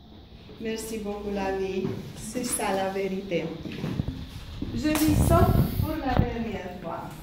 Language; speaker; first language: French; non-native, fluent; Romanian